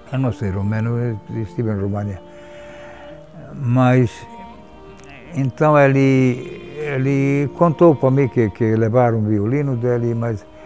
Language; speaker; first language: Portuguese; non-native, fluent; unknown